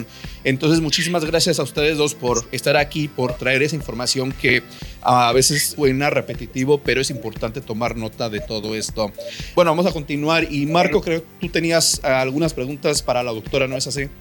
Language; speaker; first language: Spanish; native; Spanish